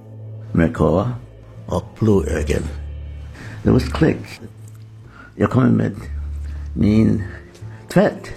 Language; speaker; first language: Swedish; non-native, learner; English